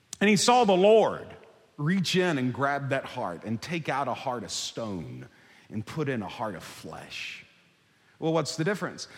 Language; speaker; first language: English; native; English